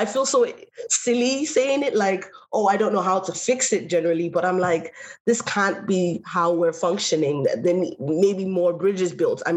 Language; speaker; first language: English; native; English